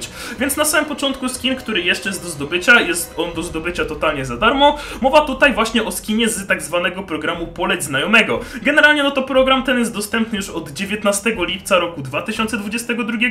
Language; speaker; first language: Polish; native; Polish